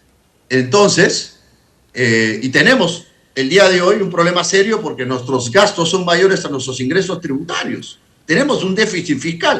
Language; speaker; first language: Spanish; native; Spanish